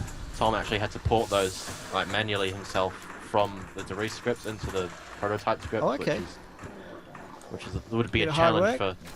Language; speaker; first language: English; native; English